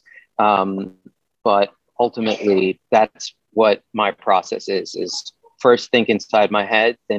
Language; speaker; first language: English; native; English